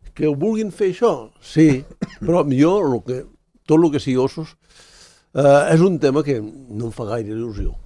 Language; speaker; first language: Catalan; native; Catalan